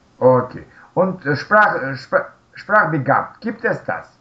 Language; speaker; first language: German; non-native, learner; Russian